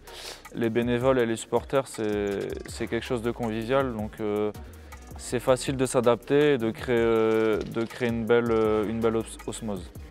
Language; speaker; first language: French; native; French